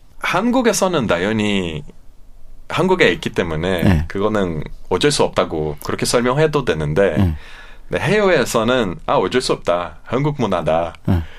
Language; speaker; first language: Korean; non-native, fluent; Portuguese